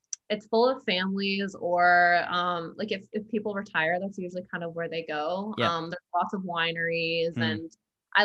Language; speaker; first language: English; native; English